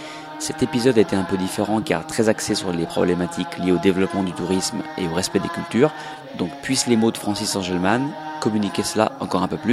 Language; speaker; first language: French; native; French